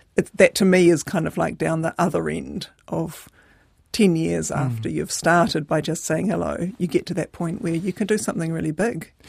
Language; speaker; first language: English; native; English